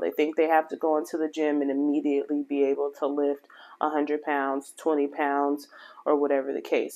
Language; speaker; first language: English; native; English